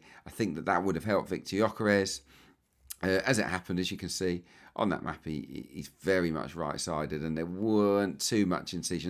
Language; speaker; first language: English; native; English